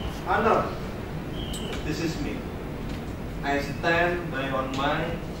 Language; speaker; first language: English; non-native, learner; Indonesian